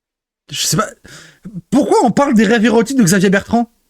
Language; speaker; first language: French; native; French